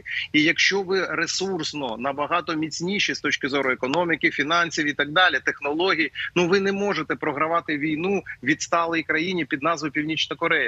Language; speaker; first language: Ukrainian; native; Ukrainian